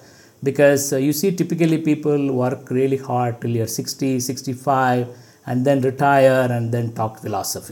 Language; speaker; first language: English; non-native, local second language; Tamil